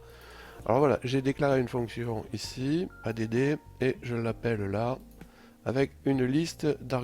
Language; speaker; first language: French; native; French